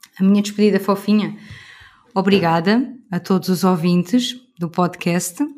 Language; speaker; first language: Portuguese; native; Portuguese